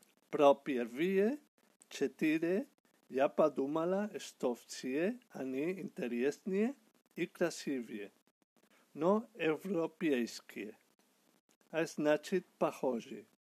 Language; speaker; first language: Russian; non-native, learner; Spanish